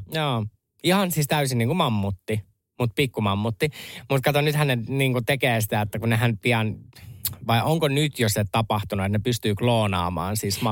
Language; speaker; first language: Finnish; native; Finnish